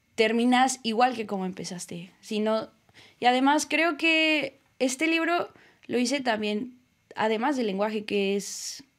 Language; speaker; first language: Spanish; native; Spanish